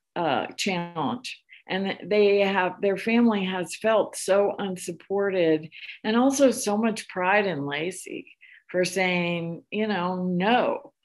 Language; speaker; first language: English; native; English